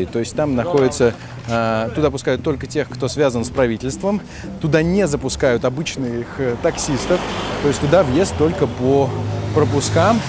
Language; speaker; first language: Russian; native; Russian